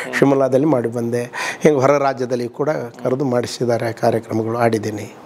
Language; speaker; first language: Kannada; native; Kannada